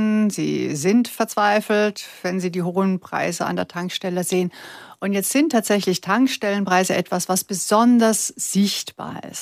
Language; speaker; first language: German; native; German